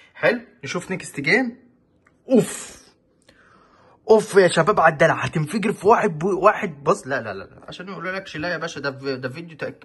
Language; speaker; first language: Arabic; native; Arabic